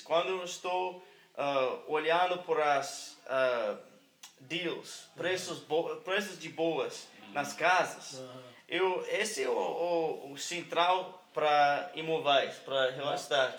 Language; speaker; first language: Portuguese; non-native, learner; English